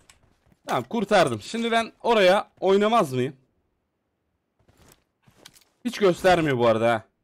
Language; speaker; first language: Turkish; native; Turkish